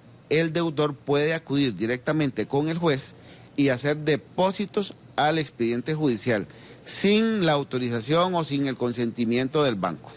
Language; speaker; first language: Spanish; native; Spanish